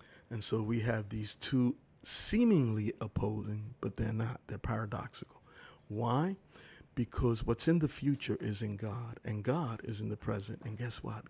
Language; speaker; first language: English; early bilingual, other home language; Spanish